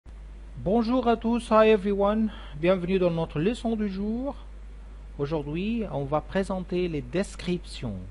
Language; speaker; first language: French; non-native, fluent; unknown